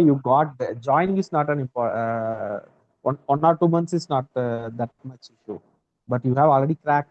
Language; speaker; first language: English; non-native, learner; Tamil